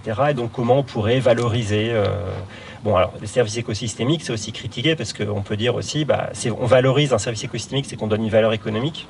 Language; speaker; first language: French; native; French